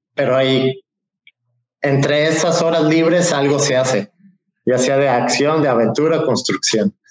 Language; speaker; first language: Spanish; native; Spanish